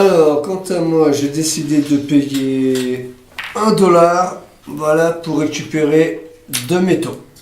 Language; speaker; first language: French; native; French